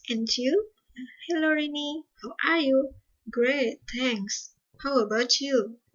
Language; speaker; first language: English; non-native, fluent; Indonesian